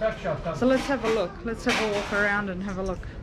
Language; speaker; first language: English; native; English